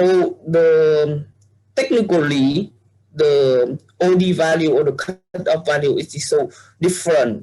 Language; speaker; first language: English; non-native, learner; Vietnamese